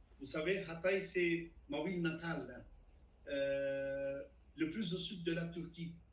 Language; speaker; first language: French; non-native, fluent; Turkish